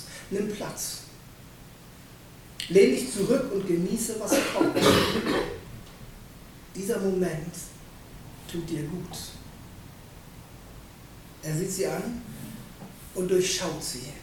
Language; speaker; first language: German; native; German